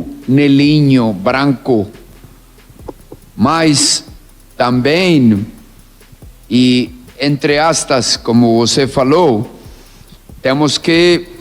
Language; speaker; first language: Portuguese; non-native, learner; Spanish